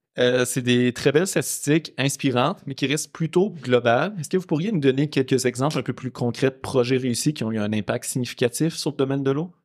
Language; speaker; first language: French; native; French